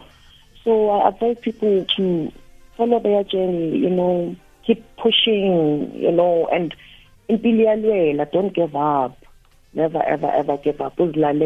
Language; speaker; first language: English; non-native, local second language; Zulu